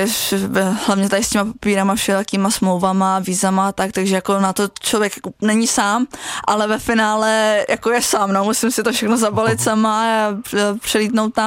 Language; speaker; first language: Czech; native; Czech